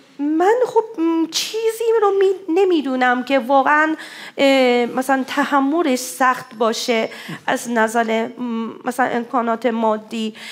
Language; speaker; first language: Persian; non-native, fluent; Japanese